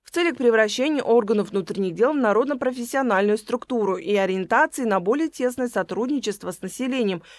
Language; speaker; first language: Russian; non-native, local second language; Uzbek